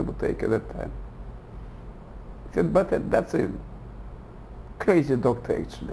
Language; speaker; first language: English; non-native, fluent; Russian